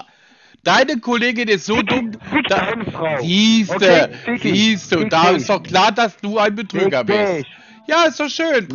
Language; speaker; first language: German; native; German